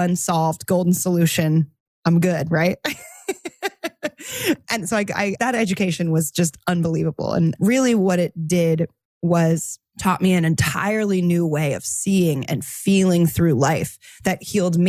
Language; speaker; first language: English; native; English